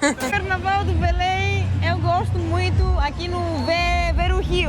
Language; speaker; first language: Portuguese; non-native, fluent; Greek